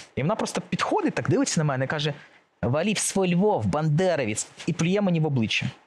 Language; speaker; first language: Ukrainian; native; Ukrainian